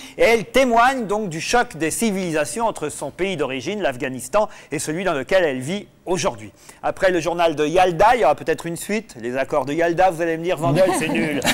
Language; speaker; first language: French; native; French